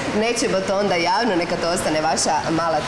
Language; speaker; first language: Croatian; native; Croatian